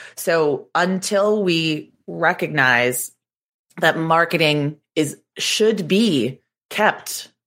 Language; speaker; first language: English; native; English